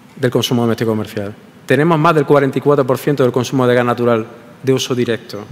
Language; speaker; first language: Spanish; native; Spanish